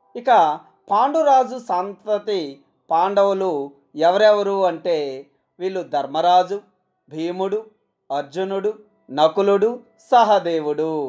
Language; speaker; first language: Telugu; native; Telugu